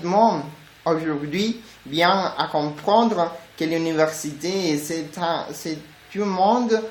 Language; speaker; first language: French; non-native, learner; Spanish